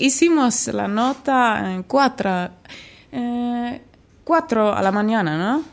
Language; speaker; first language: Spanish; non-native, learner; Finnish